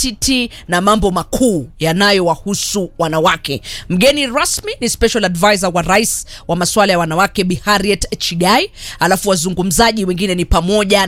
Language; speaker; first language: Swahili; native; Swahili